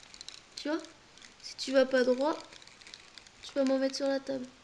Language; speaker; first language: French; native; French